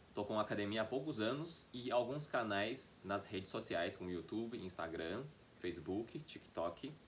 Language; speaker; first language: Portuguese; non-native, fluent; Chinese